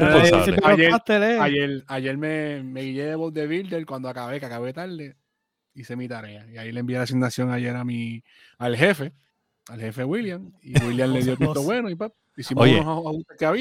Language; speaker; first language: Spanish; native; Spanish